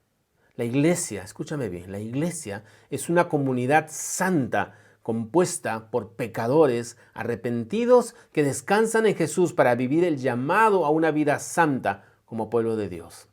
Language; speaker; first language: Spanish; native; Spanish